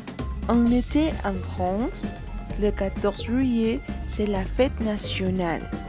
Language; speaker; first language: French; non-native, fluent; Spanish